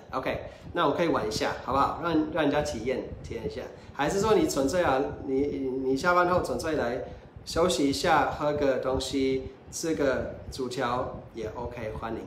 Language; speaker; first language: Chinese; non-native, fluent; English